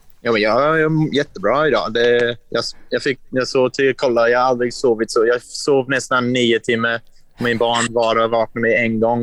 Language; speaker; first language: Swedish; non-native, learner; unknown